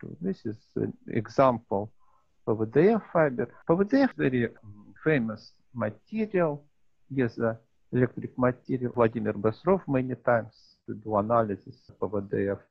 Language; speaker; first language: English; non-native, learner; Russian